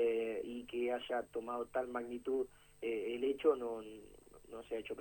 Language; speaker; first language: Spanish; native; Spanish